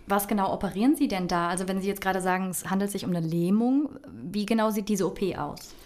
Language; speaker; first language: German; native; German